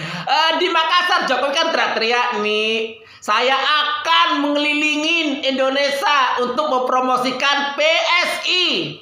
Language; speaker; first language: Indonesian; native; Indonesian